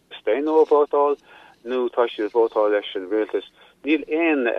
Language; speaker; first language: Irish; non-native, local second language; English